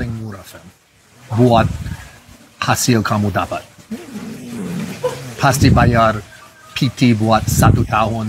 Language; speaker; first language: Indonesian; non-native, fluent; English